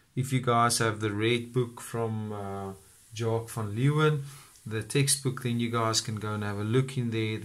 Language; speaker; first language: English; non-native, local second language; Afrikaans